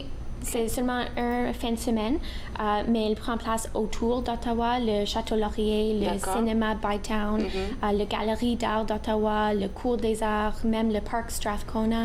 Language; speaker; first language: French; non-native, local second language; English